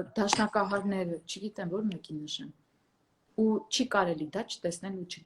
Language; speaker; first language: Armenian; native; Armenian